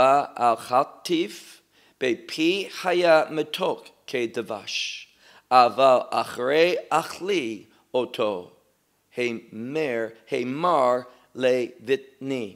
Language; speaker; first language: Hebrew; non-native, fluent; English